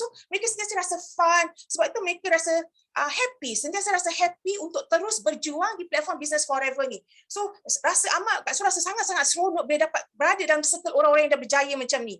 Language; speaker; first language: Malay; native; Malay